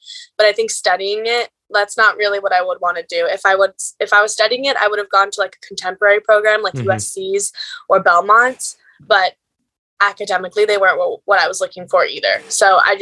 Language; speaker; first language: English; native; English